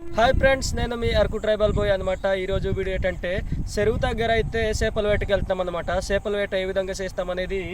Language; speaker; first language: Telugu; non-native, local second language; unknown